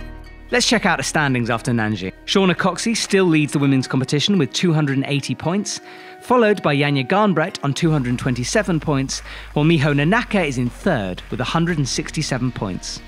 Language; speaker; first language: English; native; English